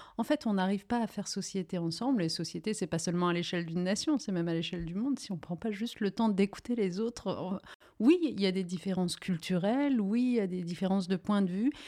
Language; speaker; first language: French; early bilingual, other home language; Riffian